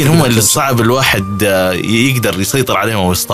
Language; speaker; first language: Arabic; native; Arabic